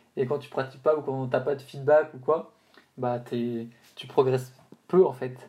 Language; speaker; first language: French; native; French